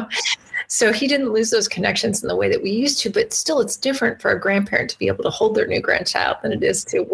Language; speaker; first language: English; native; English